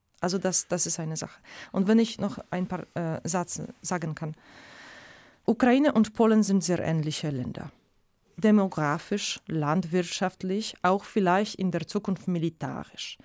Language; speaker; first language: German; non-native, fluent; Polish